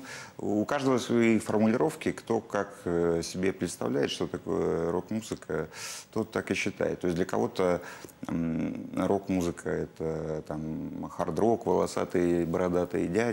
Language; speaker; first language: Russian; native; Russian